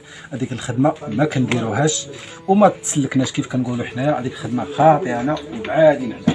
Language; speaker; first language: Arabic; native; Arabic